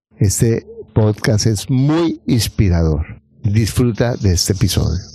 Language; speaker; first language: Spanish; native; Spanish